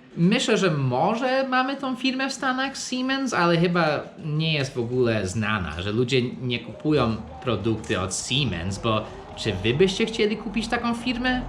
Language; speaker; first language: Polish; non-native, fluent; English